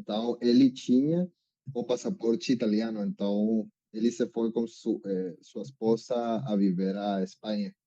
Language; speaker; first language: Portuguese; non-native, learner; Spanish